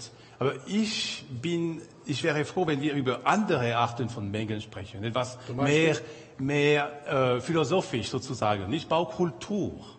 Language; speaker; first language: German; non-native, local second language; French